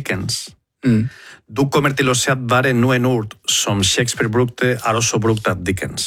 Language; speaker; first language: Norwegian; non-native, fluent; Spanish